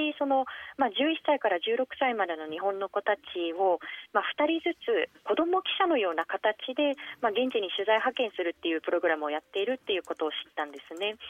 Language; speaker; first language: Japanese; native; Japanese